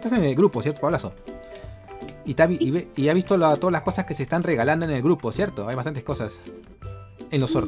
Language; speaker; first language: Spanish; native; Spanish